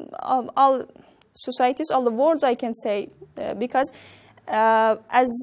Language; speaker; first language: English; non-native, learner; Persian